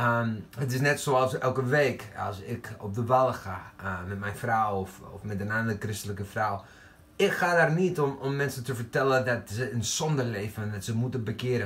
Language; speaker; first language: Dutch; non-native, fluent; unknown